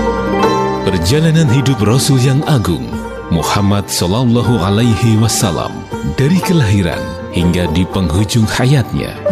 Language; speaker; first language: Indonesian; native; Indonesian